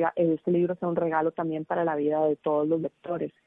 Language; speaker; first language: Spanish; native; Spanish